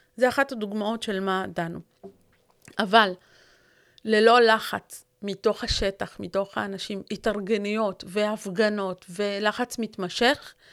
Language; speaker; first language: Hebrew; non-native, local second language; Arabic